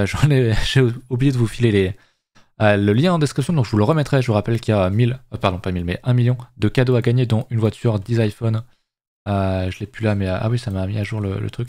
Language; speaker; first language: French; native; French